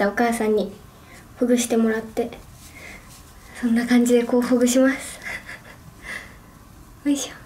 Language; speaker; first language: Japanese; native; Japanese